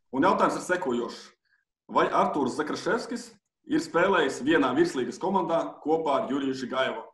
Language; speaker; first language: Latvian; non-native, local second language; Russian